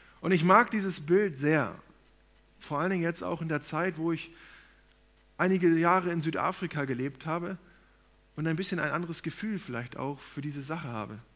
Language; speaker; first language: German; native; German